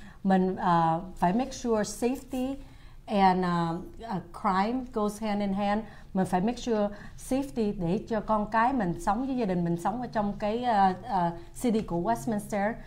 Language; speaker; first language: Vietnamese; early bilingual, heritage; Vietnamese